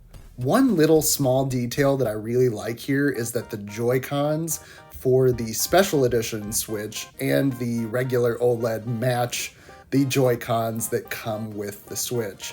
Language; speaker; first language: English; native; English